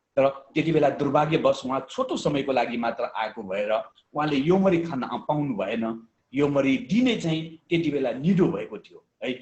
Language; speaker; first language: Nepali; non-native, local second language; Newari